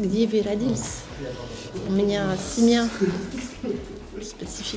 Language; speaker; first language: Russian; non-native, learner; French